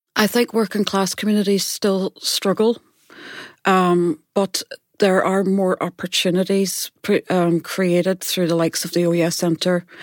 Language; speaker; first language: English; native; English